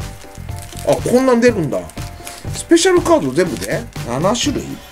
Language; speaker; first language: Japanese; native; Japanese